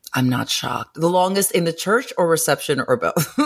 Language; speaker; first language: English; early bilingual, other home language; Greek